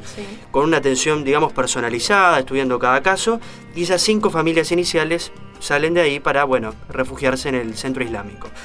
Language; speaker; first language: Spanish; native; Spanish